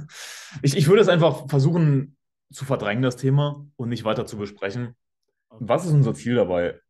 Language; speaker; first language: German; native; German